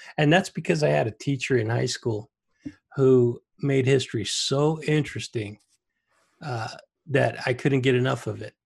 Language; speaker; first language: English; native; English